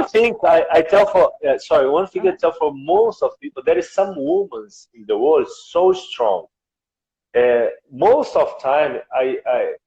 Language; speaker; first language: English; non-native, learner; Portuguese